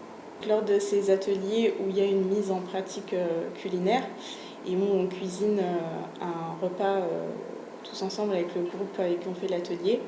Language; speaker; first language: French; native; French